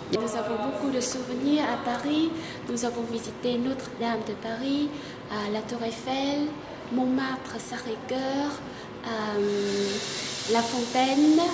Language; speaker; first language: French; non-native, fluent; Vietnamese